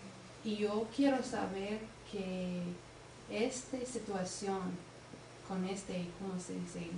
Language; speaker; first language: Spanish; non-native, learner; English